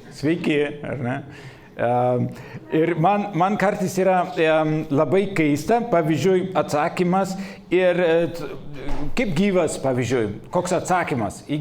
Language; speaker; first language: Lithuanian; non-native, fluent; German